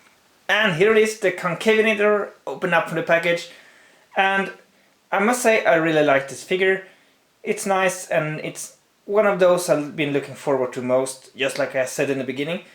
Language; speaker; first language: English; non-native, fluent; Swedish